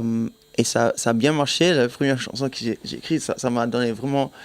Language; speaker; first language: French; non-native, fluent; German